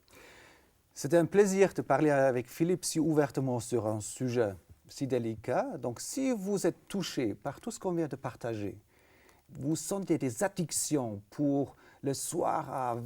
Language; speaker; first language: French; native; French